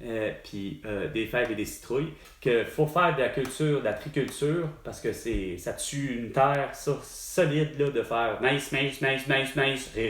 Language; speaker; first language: French; native; French